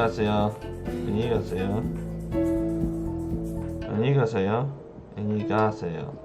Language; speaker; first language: Korean; non-native, learner; English